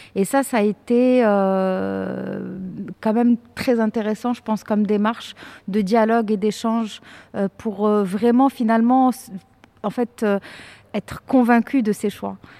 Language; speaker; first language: French; non-native, local second language; Arabic